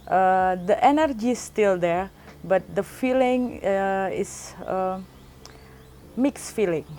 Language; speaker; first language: English; non-native, learner; Indonesian